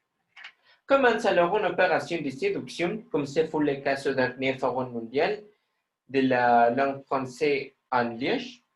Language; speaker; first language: French; non-native, learner; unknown